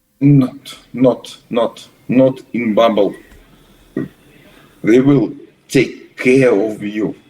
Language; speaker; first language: English; non-native, learner; Russian